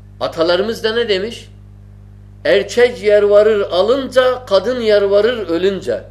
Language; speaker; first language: Turkish; non-native, fluent; Arabic